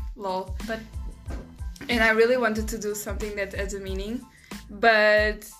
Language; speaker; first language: English; non-native, fluent; Portuguese